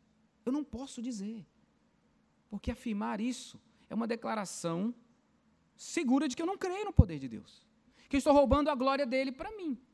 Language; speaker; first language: Portuguese; native; Portuguese